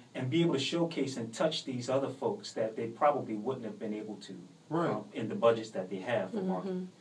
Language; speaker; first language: English; native; English